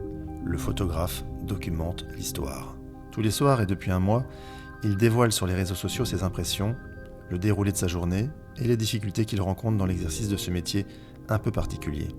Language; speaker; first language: French; native; French